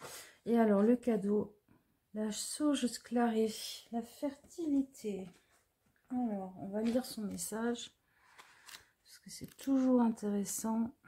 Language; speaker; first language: French; native; French